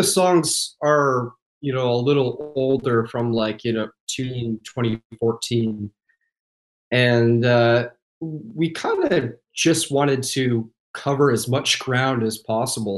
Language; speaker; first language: English; native; English